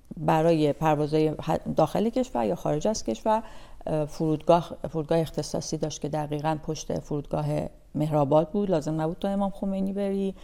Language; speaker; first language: Persian; native; Persian